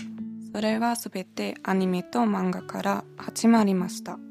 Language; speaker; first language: Japanese; non-native, learner; German